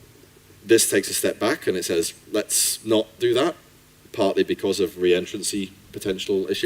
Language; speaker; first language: English; native; English